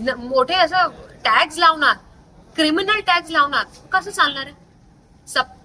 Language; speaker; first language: Marathi; non-native, local second language; Urdu